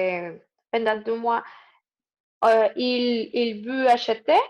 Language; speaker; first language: French; non-native, learner; Spanish